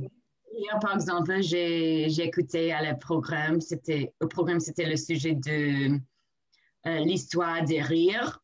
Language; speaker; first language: French; non-native, learner; English